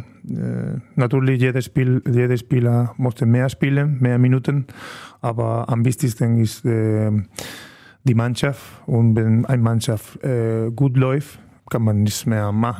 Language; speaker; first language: German; non-native, learner; Spanish